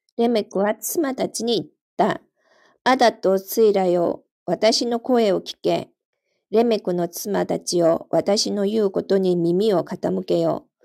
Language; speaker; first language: Japanese; non-native, fluent; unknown